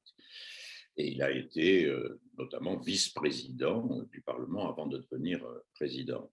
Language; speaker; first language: French; native; French